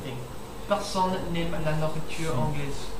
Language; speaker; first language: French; non-native, learner; English